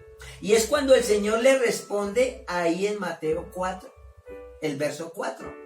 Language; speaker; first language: Spanish; native; Spanish